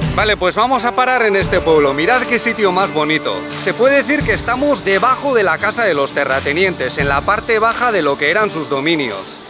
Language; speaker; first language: Spanish; native; Spanish